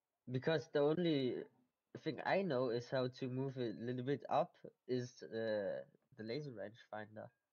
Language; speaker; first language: English; non-native, fluent; German